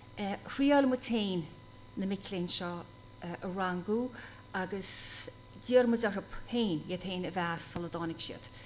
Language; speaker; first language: Irish; native; Irish